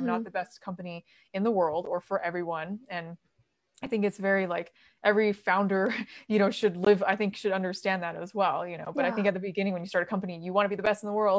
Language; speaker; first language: English; native; English